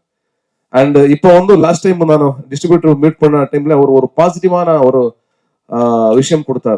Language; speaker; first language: Tamil; non-native, learner; Kannada